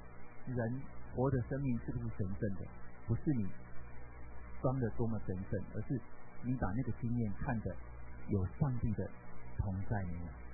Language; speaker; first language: Chinese; native; Chinese